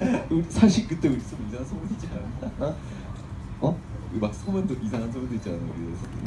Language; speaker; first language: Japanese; non-native, learner; Korean